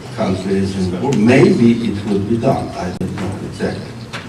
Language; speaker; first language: English; non-native, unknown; Ukrainian